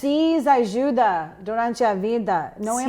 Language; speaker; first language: Portuguese; non-native, fluent; English